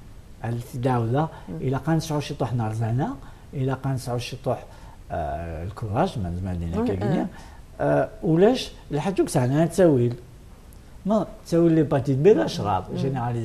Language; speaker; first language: French; non-native, local second language; Arabic